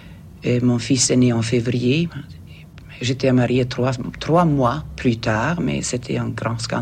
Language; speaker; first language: French; non-native, fluent; Swedish